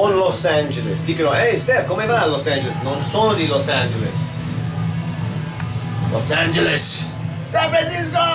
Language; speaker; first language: Italian; non-native, learner; English